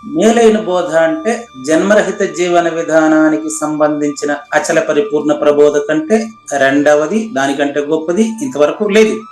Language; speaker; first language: Telugu; non-native, local second language; Tamil